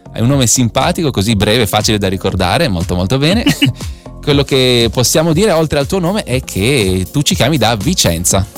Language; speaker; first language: Italian; native; Italian